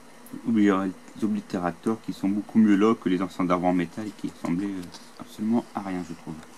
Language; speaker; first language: French; native; French